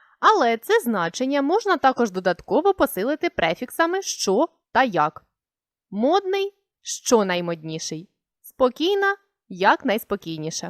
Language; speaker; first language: Ukrainian; native; Ukrainian